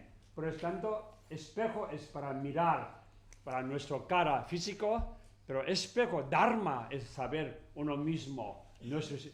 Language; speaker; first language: Spanish; non-native, learner; Tibetan